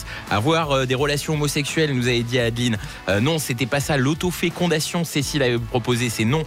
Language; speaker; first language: French; native; French